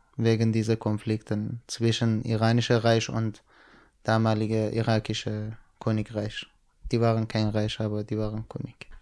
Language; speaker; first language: German; non-native, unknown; Central Kurdish